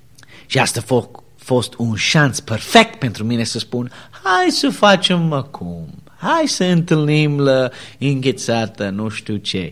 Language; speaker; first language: Romanian; non-native, learner; English